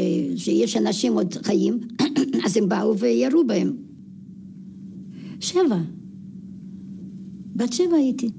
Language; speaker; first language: Hebrew; non-native, fluent; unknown